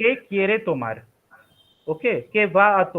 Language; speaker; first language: Spanish; non-native, fluent; Hindi